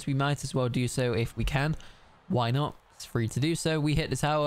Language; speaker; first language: English; native; English